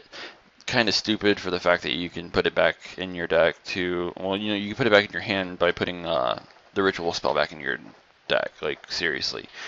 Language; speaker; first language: English; native; English